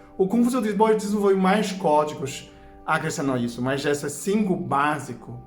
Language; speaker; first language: Portuguese; non-native, fluent; Chinese